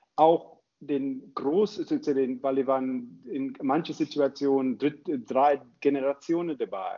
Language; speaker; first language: German; non-native, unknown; English